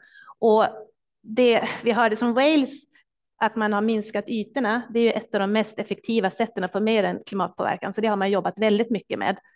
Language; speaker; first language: Swedish; native; Swedish